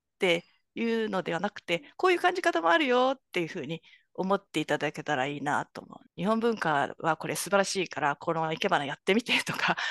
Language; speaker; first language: Japanese; native; Japanese